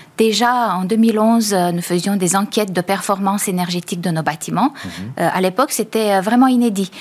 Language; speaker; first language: French; native; French